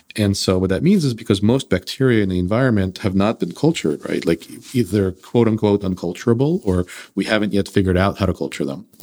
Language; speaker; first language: English; early bilingual, other home language; Russian